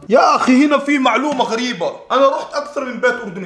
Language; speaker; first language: Arabic; native; Arabic